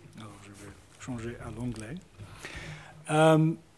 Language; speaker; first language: French; non-native, learner; English